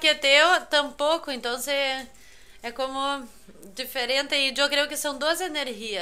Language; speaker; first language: Spanish; non-native, fluent; Portuguese